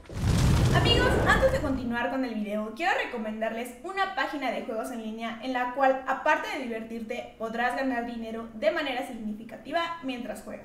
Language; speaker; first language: Spanish; native; Spanish